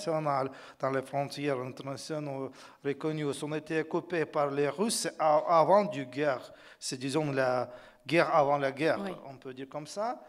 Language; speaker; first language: French; non-native, fluent; Ukrainian